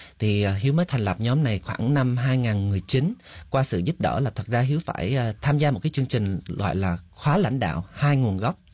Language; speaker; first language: Vietnamese; early bilingual, heritage; Vietnamese